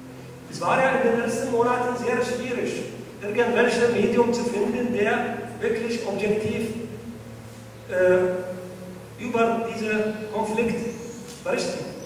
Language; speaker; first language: German; non-native, fluent; Arabic